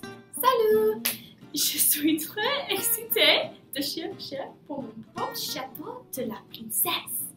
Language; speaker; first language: French; non-native, learner; English